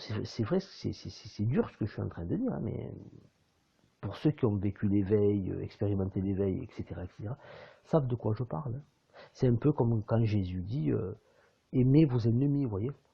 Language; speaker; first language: French; native; French